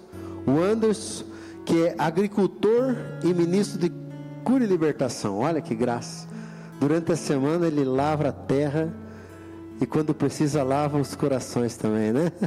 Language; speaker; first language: Portuguese; native; Portuguese